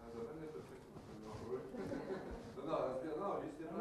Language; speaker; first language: Bulgarian; non-native, learner; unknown